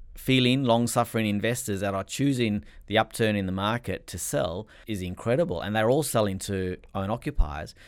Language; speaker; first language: English; native; English